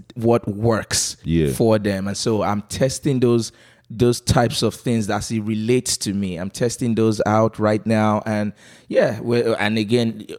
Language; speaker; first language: English; non-native, local second language; Yoruba